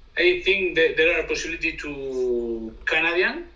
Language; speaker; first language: English; non-native, learner; Spanish